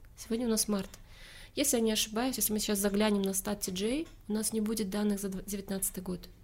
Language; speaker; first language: Russian; non-native, local second language; Tajik